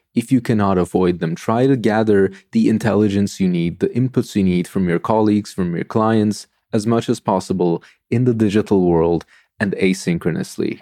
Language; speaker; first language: English; non-native, fluent; Turkish